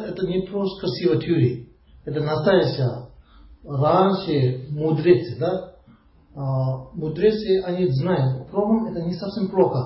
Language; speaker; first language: Russian; non-native, learner; Tibetan